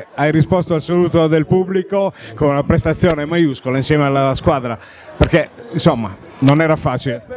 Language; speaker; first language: Italian; native; Italian